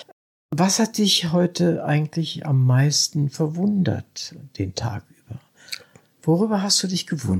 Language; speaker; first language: German; native; German